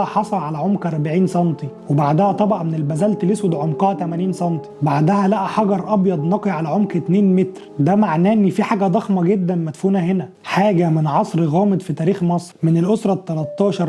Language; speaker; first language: Arabic; native; Arabic